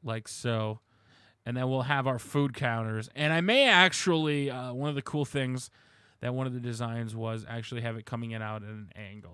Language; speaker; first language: English; native; English